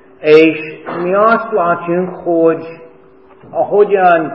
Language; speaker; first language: Hungarian; non-native, fluent; English